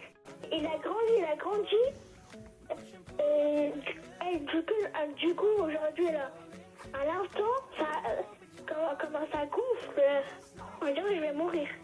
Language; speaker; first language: French; early bilingual, other home language; Turkish